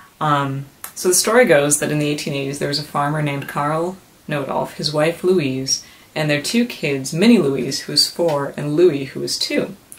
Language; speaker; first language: English; native; English